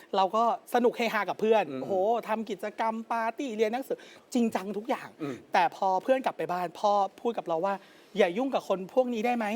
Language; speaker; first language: Thai; native; Thai